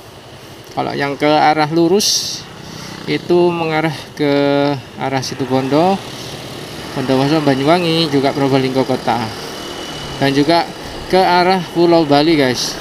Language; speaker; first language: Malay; non-native, local second language; Javanese